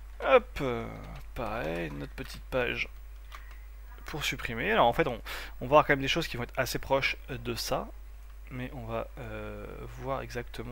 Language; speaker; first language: French; native; French